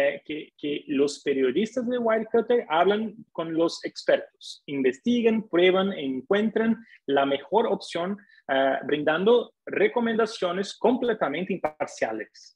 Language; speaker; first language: Spanish; non-native, fluent; Portuguese